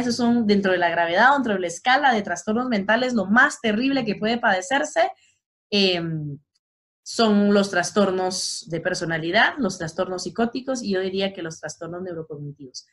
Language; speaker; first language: Spanish; native; Spanish